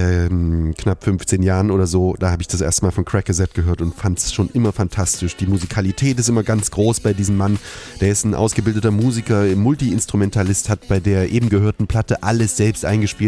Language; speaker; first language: German; native; German